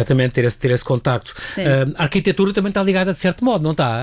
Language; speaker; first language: Portuguese; native; Portuguese